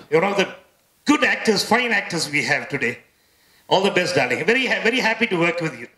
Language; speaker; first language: English; non-native, local second language; Tamil